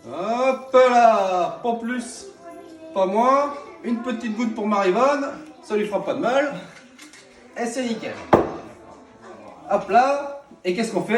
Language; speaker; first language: French; native; French